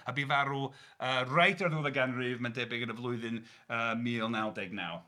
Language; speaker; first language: Welsh; native; Welsh